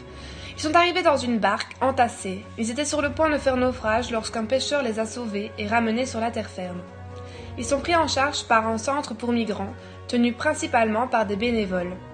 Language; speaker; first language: French; native; French